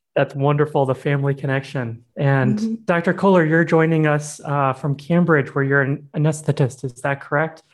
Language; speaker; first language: English; early bilingual, other home language; Burmese